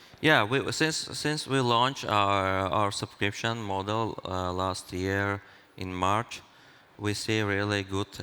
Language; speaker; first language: English; non-native, fluent; Armenian